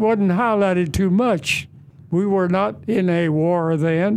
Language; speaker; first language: English; native; English